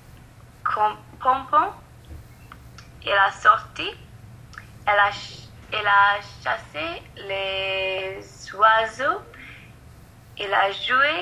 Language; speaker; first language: French; non-native, learner; English